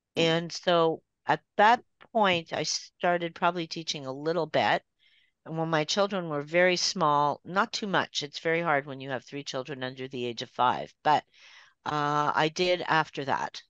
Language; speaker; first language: English; native; English